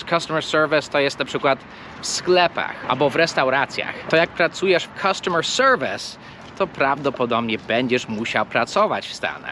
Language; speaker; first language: Polish; early bilingual, heritage; English